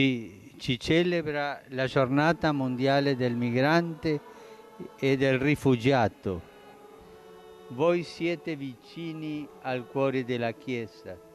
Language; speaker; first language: Italian; early bilingual, heritage; Spanish